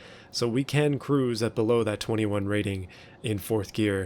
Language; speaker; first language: English; native; English